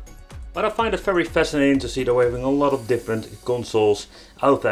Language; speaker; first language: English; non-native, fluent; Dutch